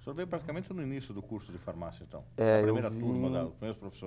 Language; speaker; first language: Portuguese; native; Portuguese